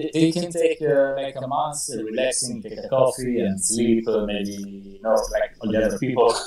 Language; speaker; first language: English; non-native, fluent; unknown